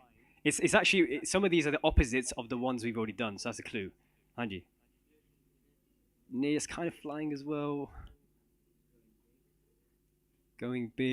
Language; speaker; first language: English; non-native, local second language; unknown